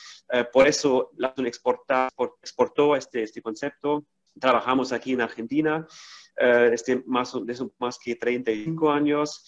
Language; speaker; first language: Spanish; non-native, fluent; German